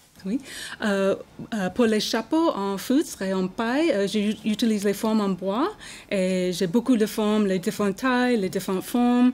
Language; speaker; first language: French; non-native, learner; English